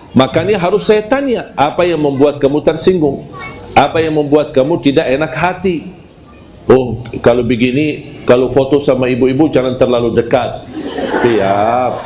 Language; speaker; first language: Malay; non-native, fluent; Arabic